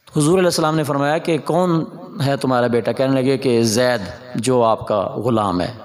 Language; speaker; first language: Urdu; non-native, local second language; Punjabi